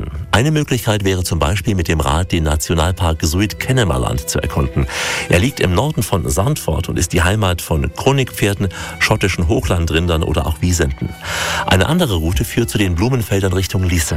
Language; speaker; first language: German; native; German